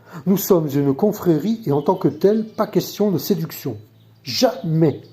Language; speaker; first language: French; native; French